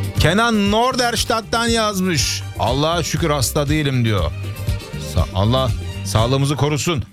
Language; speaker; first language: Turkish; early bilingual, heritage; Turkish